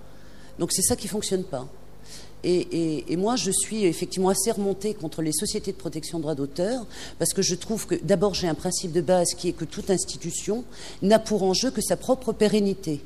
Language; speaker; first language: French; native; French